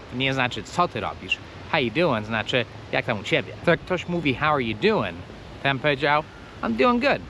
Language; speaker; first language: Polish; non-native, fluent; English